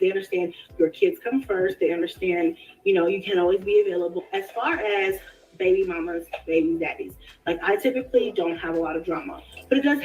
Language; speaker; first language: English; native; English